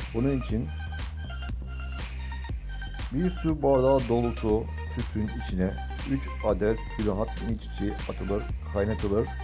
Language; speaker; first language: Turkish; native; Turkish